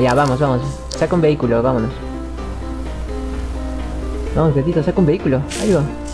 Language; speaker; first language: Spanish; native; Spanish